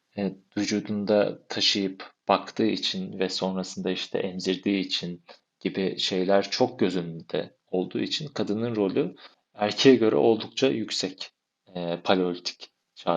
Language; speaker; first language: Turkish; native; Turkish